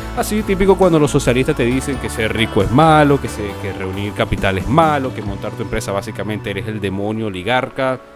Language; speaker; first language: Spanish; native; Spanish